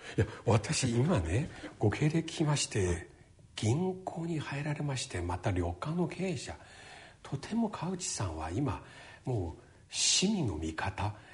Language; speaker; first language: Japanese; non-native, fluent; Chinese